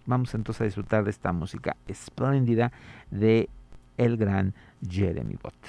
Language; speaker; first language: Spanish; native; Spanish